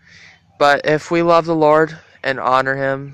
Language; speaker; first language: English; native; English